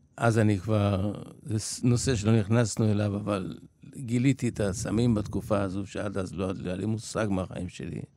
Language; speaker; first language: Hebrew; early bilingual, other home language; Polish